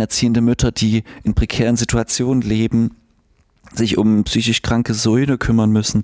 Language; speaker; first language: German; native; German